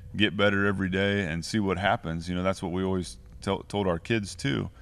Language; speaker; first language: English; native; English